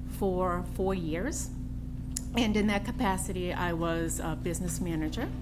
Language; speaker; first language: English; native; English